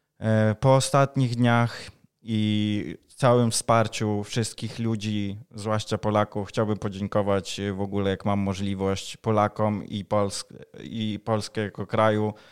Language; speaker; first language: Polish; non-native, fluent; Ukrainian